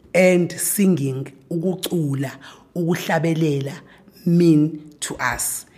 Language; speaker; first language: English; non-native, local second language; Zulu